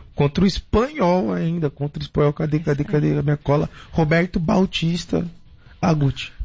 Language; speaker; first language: Portuguese; native; Portuguese